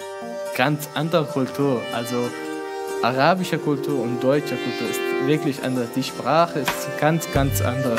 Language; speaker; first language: German; non-native, fluent; Arabic